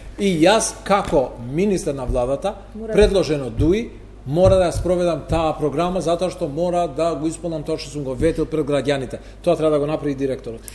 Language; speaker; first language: Macedonian; non-native, local second language; Albanian